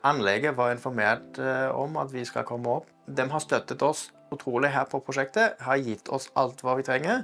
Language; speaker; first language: Norwegian; non-native, fluent; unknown